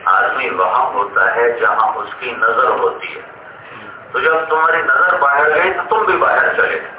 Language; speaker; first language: Urdu; non-native, local second language; Punjabi